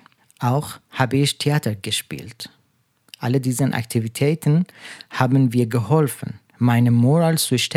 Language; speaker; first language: German; non-native, fluent; Persian